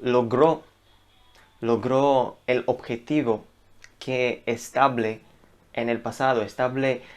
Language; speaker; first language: Spanish; non-native, learner; Hebrew